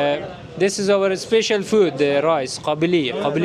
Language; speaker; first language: English; non-native, learner; Persian